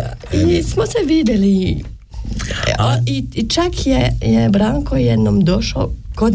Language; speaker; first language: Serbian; non-native, learner; French